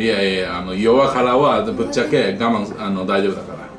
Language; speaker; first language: Japanese; non-native, fluent; Chinese